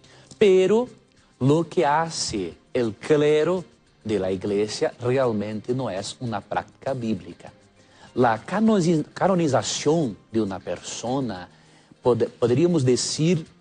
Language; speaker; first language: Spanish; non-native, fluent; Portuguese